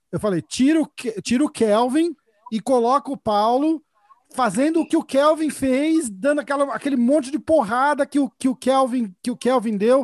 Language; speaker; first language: Portuguese; native; Portuguese